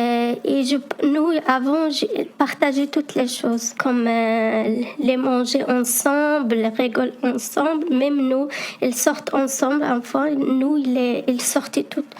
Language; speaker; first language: French; non-native, learner; Arabic